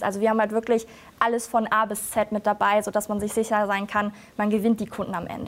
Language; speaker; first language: German; native; German